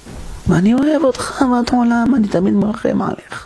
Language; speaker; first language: Hebrew; native; Hebrew